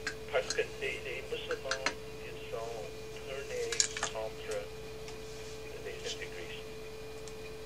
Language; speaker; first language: French; non-native, learner; English